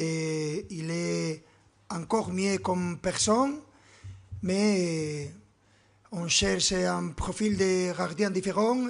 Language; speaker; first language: French; non-native, fluent; Spanish